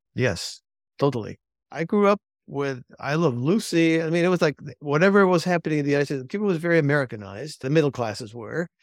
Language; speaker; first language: English; early bilingual, other home language; Spanish